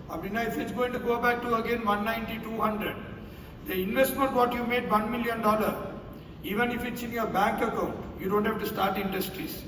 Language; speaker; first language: English; non-native, local second language; Tamil